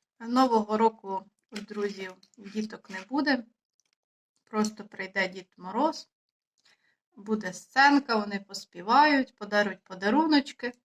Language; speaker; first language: Ukrainian; non-native, local second language; Russian